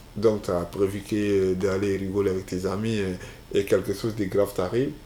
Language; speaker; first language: French; non-native, local second language; Bambara